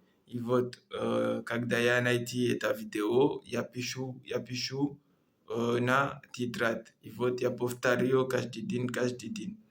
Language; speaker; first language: Russian; non-native, learner; Comorian